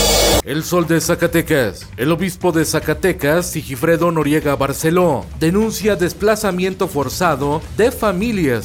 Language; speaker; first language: Spanish; native; Spanish